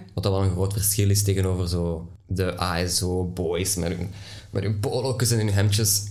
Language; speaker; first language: Dutch; native; Dutch